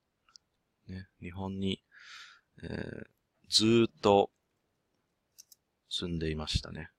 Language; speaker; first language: Japanese; non-native, learner; English